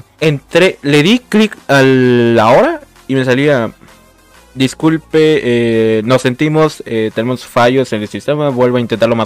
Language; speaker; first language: Spanish; native; Spanish